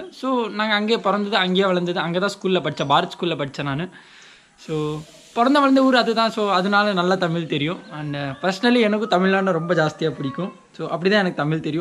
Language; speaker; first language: Tamil; non-native, local second language; Hindi